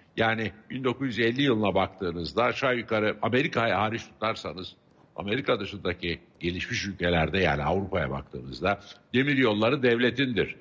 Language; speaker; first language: Turkish; native; Turkish